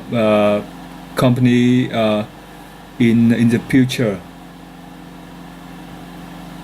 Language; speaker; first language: English; non-native, learner; Vietnamese